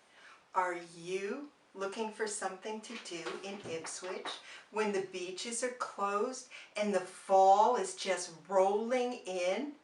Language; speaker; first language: English; native; English